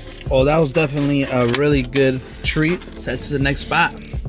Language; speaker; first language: English; early bilingual, other home language; Spanish